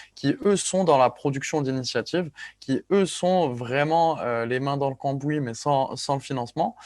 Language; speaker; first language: French; native; French